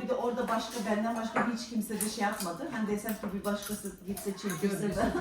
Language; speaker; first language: Turkish; early bilingual, heritage; Turkish